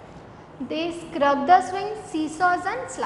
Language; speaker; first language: English; non-native, local second language; Hindi